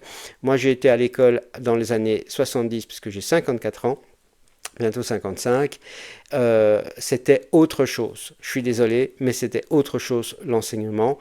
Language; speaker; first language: French; native; French